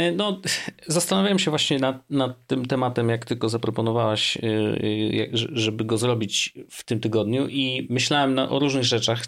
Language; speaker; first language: Polish; native; Polish